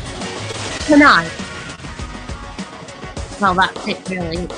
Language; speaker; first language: English; native; English